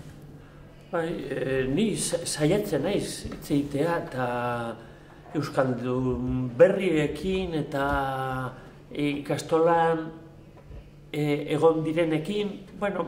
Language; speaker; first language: Basque; non-native, local second language; Spanish